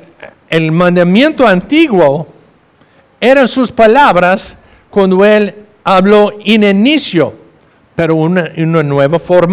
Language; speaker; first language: Spanish; non-native, fluent; English